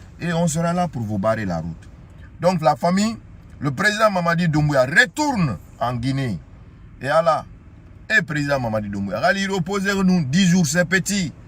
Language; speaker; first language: French; non-native, local second language; Susu